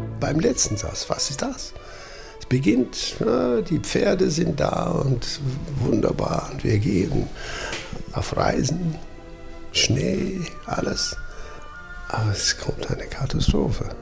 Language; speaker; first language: German; non-native, fluent; English